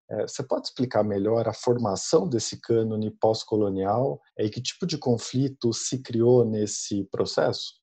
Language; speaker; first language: Portuguese; native; Portuguese